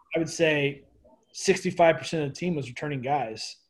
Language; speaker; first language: English; native; English